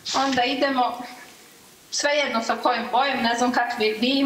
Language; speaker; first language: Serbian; early bilingual, heritage; Serbian